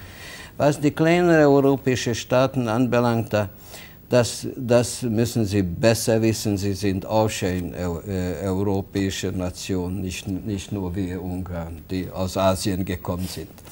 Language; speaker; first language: German; non-native, fluent; Hungarian